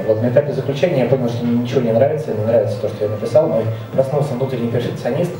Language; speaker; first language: Russian; native; Russian